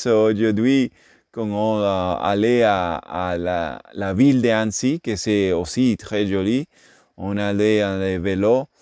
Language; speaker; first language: French; non-native, learner; English